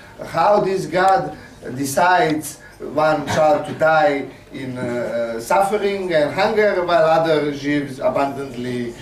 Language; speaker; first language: English; non-native, fluent; Serbian